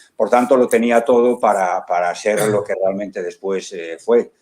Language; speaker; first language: Spanish; native; Spanish